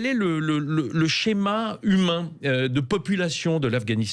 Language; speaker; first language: French; native; French